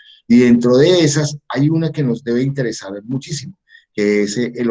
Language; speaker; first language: Spanish; native; Spanish